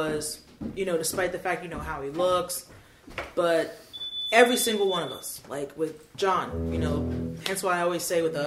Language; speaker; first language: English; native; English